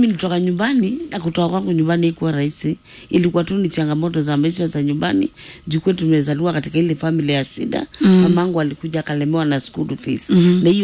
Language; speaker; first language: Swahili; non-native, local second language; Kamba